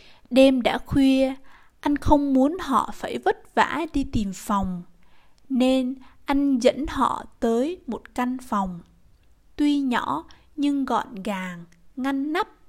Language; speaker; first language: Vietnamese; native; Vietnamese